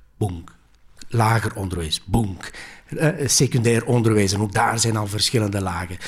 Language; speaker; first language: Dutch; early bilingual, other home language; Greek